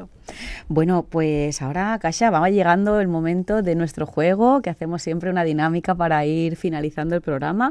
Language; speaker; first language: Spanish; native; Spanish